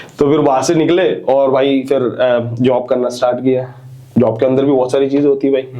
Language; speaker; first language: Hindi; non-native, local second language; Marathi